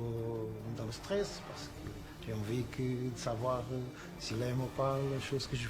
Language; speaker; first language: French; non-native, fluent; Portuguese